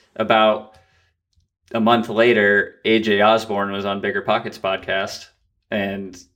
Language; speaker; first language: English; native; English